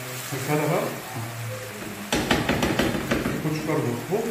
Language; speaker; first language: Korean; non-native, fluent; Sinhala